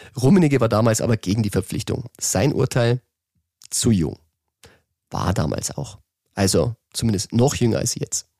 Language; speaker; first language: German; native; German